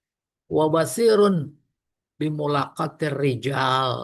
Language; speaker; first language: Arabic; non-native, fluent; Indonesian